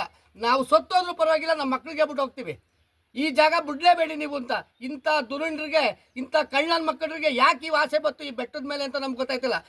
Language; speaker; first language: Kannada; native; Kannada